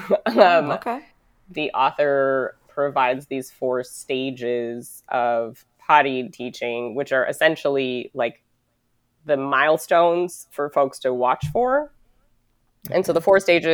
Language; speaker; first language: English; native; English